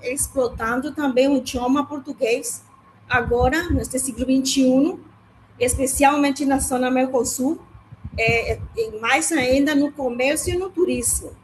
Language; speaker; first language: Portuguese; non-native, learner; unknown